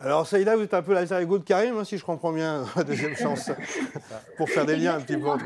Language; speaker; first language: French; native; French